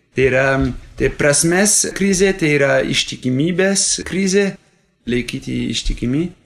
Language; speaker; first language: Lithuanian; non-native, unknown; French